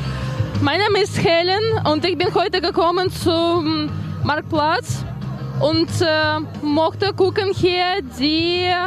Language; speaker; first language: German; non-native, learner; Ukrainian